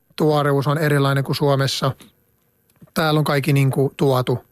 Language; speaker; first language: Finnish; non-native, fluent; Arabic